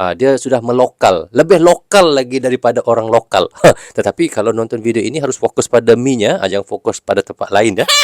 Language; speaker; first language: Malay; native; Malay